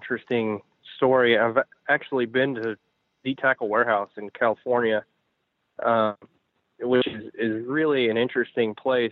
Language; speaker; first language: English; native; English